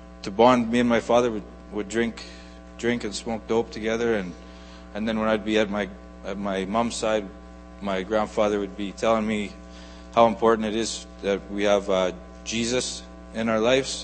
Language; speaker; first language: English; native; English